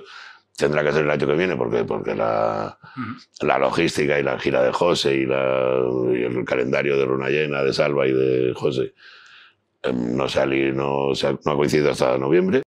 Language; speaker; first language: Spanish; native; Spanish